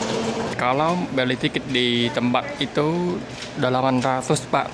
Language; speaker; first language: Indonesian; non-native, fluent; Vietnamese